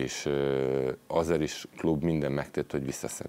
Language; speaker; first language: Hungarian; non-native, fluent; Serbian